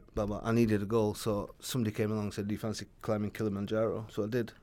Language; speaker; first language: English; native; English